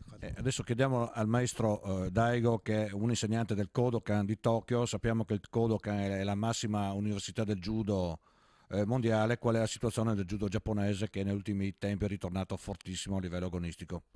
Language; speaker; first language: Italian; native; Italian